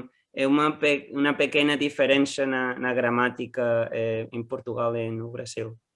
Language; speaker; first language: Portuguese; non-native, learner; Spanish